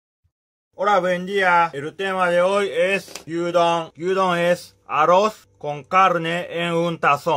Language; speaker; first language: Spanish; non-native, learner; Japanese